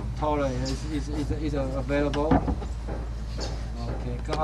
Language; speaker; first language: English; non-native, learner; Chinese